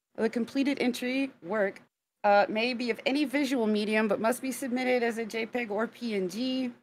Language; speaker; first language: English; native; English